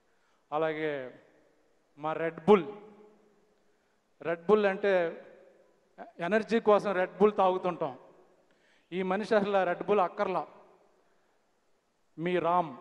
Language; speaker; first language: Telugu; native; Telugu